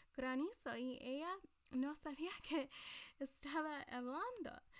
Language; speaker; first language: Spanish; non-native, learner; English